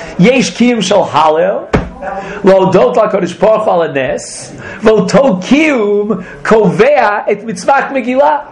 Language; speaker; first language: Hebrew; non-native, fluent; English